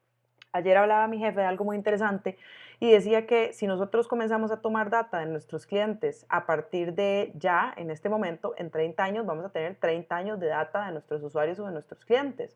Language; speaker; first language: Spanish; native; Spanish